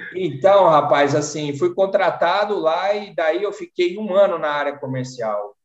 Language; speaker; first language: Portuguese; native; Portuguese